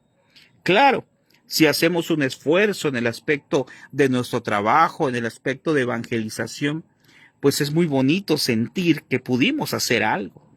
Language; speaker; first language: Spanish; native; Spanish